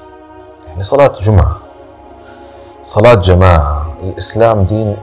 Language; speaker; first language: Arabic; native; Arabic